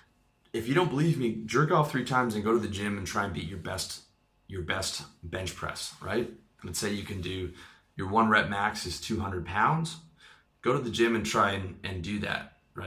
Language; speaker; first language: English; native; English